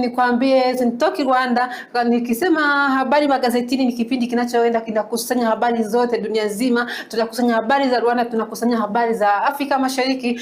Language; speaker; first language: Swahili; non-native, local second language; Kinyarwanda